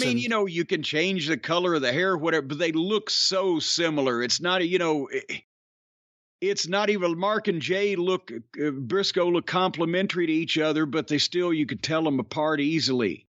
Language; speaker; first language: English; native; English